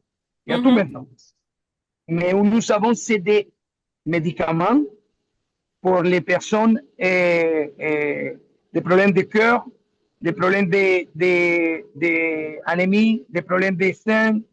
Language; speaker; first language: French; non-native, learner; Spanish